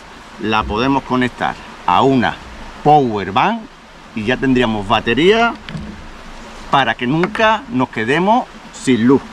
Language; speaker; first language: Spanish; native; Spanish